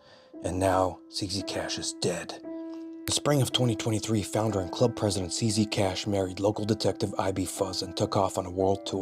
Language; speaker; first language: English; native; English